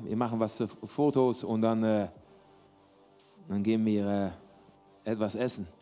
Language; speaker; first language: German; non-native, learner; Dutch